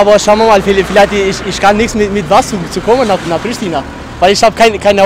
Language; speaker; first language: German; non-native, learner; Albanian